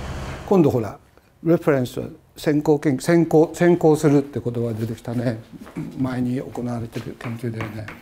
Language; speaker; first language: Japanese; native; Japanese